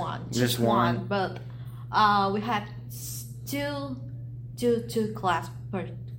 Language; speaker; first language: English; non-native, learner; Vietnamese